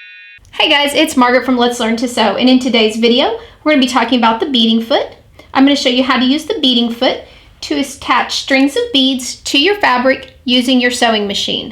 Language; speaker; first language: English; native; English